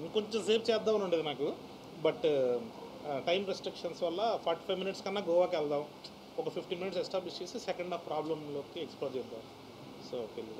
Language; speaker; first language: Telugu; native; Telugu